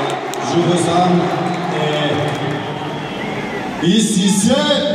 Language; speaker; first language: French; non-native, learner; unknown